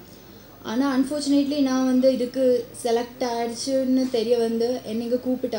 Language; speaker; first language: Tamil; non-native, learner; Malayalam